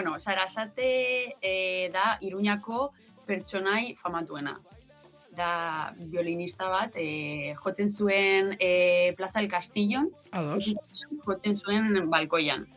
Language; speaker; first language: Basque; non-native, local second language; Spanish